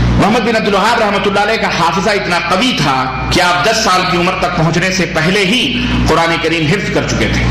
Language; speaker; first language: Urdu; native; Urdu